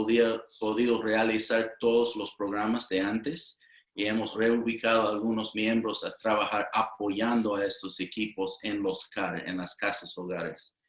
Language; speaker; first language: Spanish; non-native, fluent; English